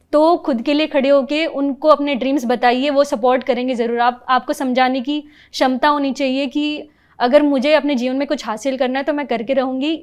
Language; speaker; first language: Hindi; non-native, local second language; Marathi